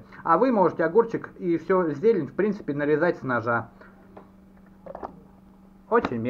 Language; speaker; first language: Russian; native; Russian